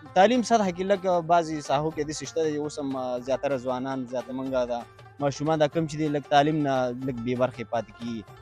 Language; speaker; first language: Pashto; non-native, local second language; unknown